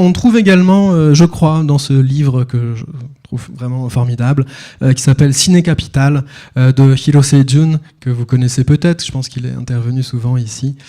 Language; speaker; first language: French; native; French